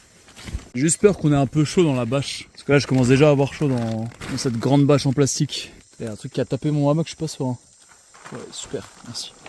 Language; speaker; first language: French; native; French